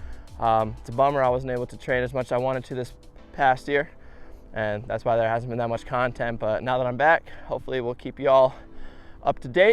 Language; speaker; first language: English; native; English